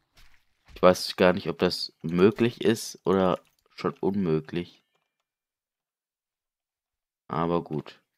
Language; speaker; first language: German; native; German